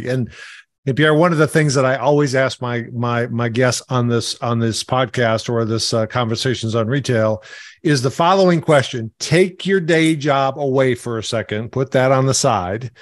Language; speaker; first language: English; native; English